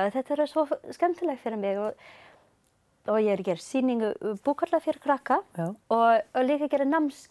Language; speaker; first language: Icelandic; non-native, learner; English